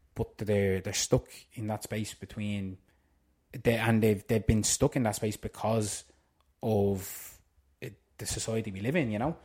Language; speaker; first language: English; native; English